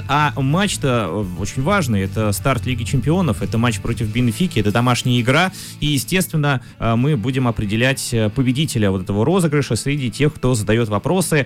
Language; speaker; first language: Russian; native; Russian